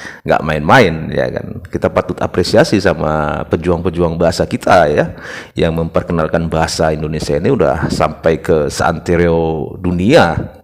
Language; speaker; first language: Indonesian; native; Indonesian